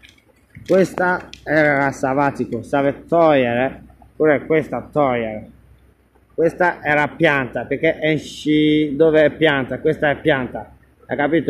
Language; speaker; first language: Italian; non-native, learner; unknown